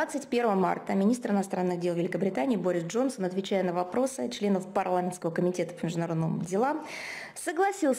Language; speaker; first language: Russian; native; Russian